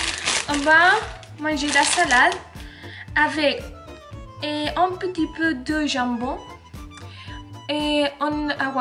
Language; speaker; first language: French; non-native, learner; Spanish